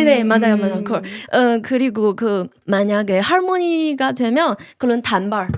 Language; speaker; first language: Korean; non-native, learner; Chinese